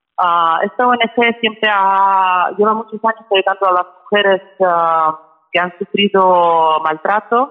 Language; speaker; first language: Spanish; non-native, fluent; Ukrainian